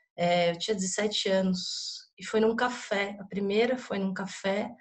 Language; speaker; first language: Portuguese; native; Portuguese